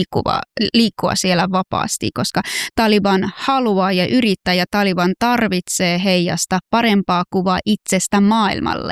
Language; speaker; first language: Finnish; non-native, fluent; Persian